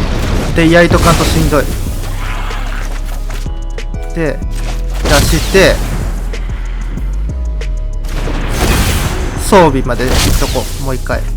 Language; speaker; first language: Japanese; native; Japanese